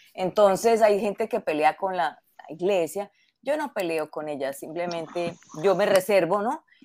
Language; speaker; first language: Spanish; native; Spanish